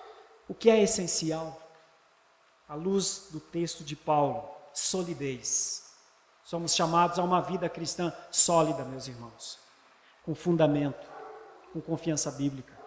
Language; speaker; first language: Portuguese; native; Portuguese